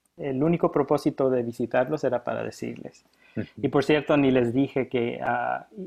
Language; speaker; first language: Spanish; early bilingual, heritage; Spanish